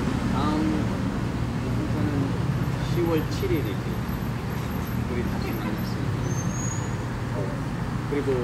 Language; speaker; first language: Korean; early bilingual, heritage; English